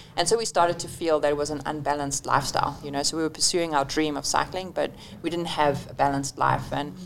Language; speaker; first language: English; native; English